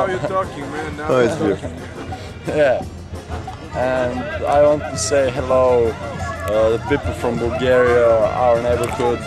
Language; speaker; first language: English; non-native, learner; Serbian